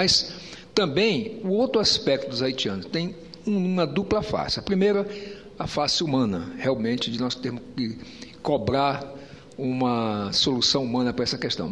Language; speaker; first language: Portuguese; native; Portuguese